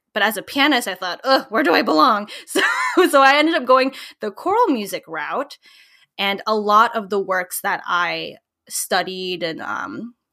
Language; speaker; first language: English; early bilingual, other home language; Filipino